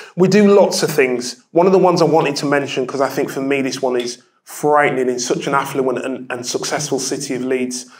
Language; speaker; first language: English; native; English